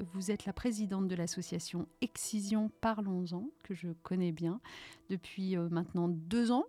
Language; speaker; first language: French; early bilingual, other home language; Riffian